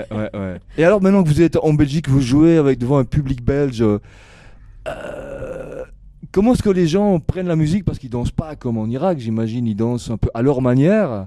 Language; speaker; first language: French; native; French